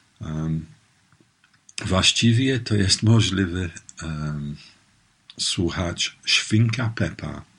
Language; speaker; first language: Polish; non-native, learner; English